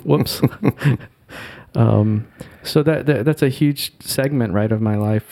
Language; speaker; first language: English; native; English